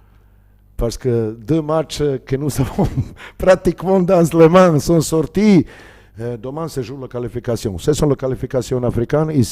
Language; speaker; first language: French; non-native, learner; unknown